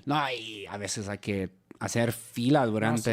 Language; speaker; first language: Spanish; native; Spanish